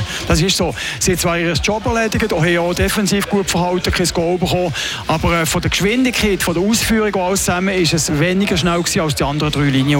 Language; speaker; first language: German; native; German